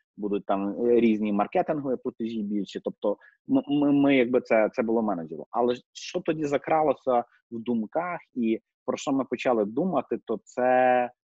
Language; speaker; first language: Ukrainian; native; Ukrainian